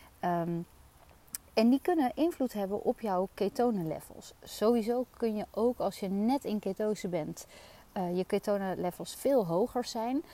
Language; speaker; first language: Dutch; native; Dutch